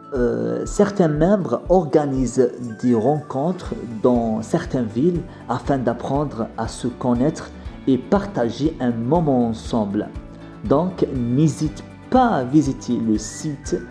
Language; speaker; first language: French; non-native, fluent; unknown